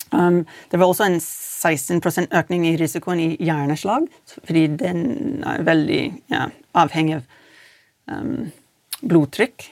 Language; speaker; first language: Norwegian; non-native, fluent; English